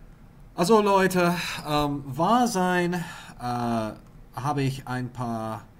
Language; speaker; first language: German; non-native, learner; English